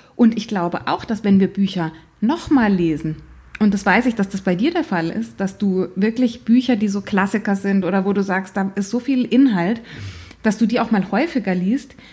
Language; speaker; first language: German; native; German